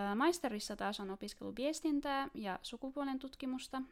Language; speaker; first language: Finnish; native; Finnish